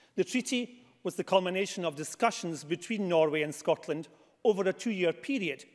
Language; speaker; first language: English; native; English